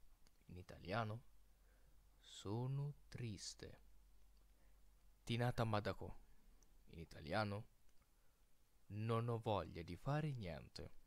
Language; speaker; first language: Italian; non-native, fluent; Filipino